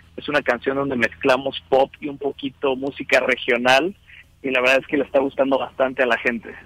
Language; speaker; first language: Spanish; native; Spanish